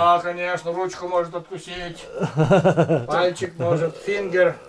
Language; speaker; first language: Russian; native; Russian